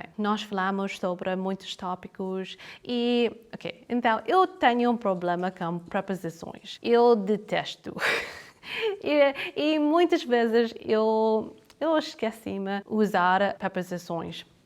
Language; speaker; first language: Portuguese; non-native, learner; English